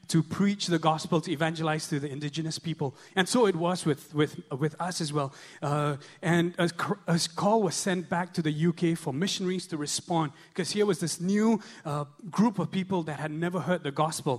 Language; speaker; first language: English; non-native, local second language; Khasi